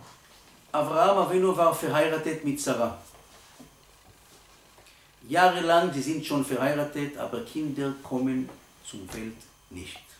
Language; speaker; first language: German; non-native, learner; Hebrew